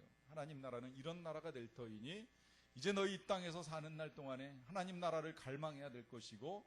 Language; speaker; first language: Korean; native; Korean